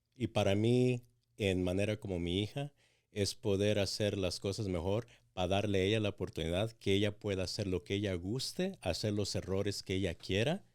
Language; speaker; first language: Spanish; early bilingual, heritage; Spanish